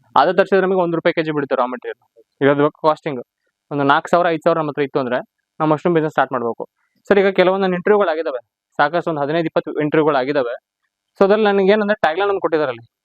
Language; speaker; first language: Kannada; native; Kannada